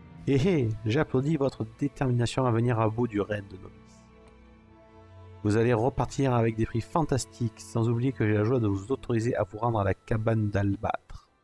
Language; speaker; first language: French; native; French